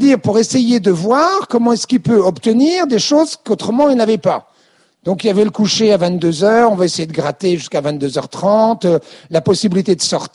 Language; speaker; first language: French; native; French